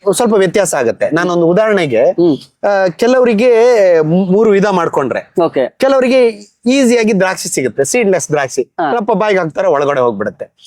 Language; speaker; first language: Kannada; non-native, local second language; Tulu